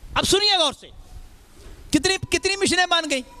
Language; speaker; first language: Urdu; non-native, local second language; Punjabi